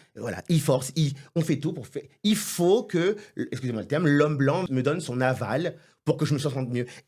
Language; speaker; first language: French; non-native, local second language; Haitian Creole